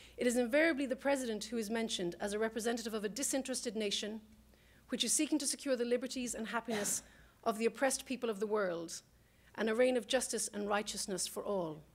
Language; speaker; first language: English; native; English